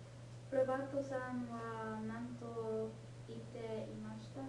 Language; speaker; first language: Japanese; non-native, learner; English